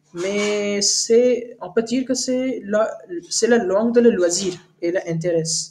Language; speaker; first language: French; non-native, learner; Hindi